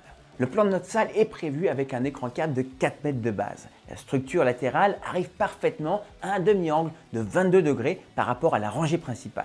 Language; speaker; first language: French; native; French